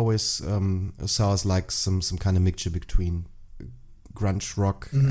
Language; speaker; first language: English; non-native, fluent; German